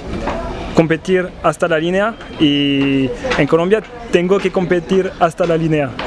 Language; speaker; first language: Spanish; non-native, fluent; French